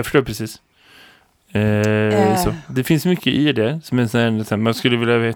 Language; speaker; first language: Swedish; native; Swedish